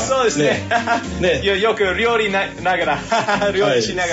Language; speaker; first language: Japanese; non-native, fluent; English